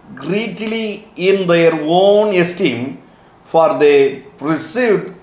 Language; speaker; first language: English; non-native, local second language; Tamil